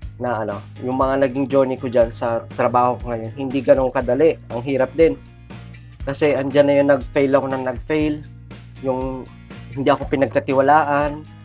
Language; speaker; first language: Filipino; non-native, local second language; Iloko